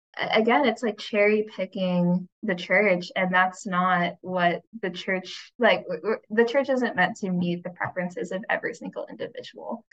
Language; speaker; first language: English; native; English